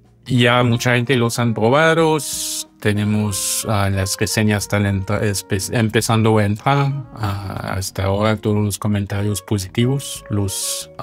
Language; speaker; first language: Spanish; non-native, fluent; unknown